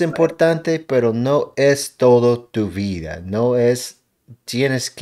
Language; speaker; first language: Spanish; non-native, learner; English